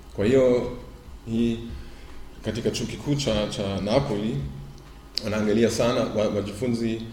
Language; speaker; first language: Swahili; non-native, fluent; German